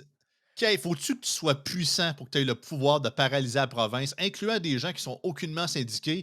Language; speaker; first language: French; native; French